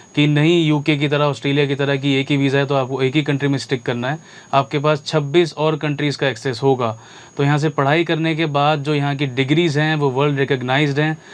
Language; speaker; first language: Hindi; native; Hindi